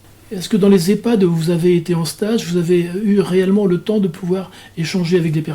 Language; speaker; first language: French; native; French